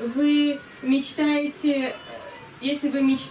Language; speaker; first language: Russian; native; Russian